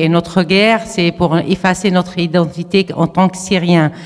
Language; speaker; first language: French; non-native, fluent; Arabic